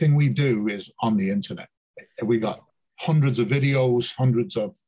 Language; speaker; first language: English; native; English